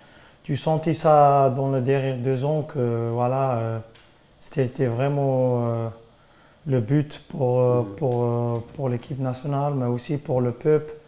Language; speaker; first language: French; non-native, fluent; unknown